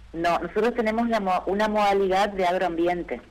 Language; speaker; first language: Spanish; native; Spanish